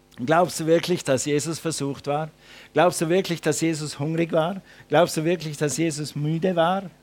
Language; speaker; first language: German; non-native, fluent; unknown